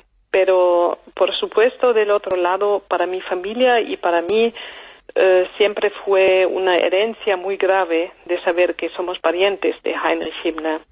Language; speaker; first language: Spanish; non-native, fluent; German